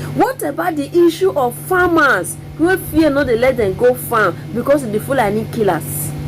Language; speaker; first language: Nigerian Pidgin; native; Nigerian Pidgin